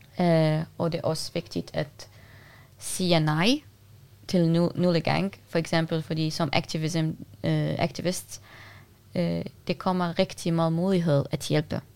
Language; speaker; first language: Danish; non-native, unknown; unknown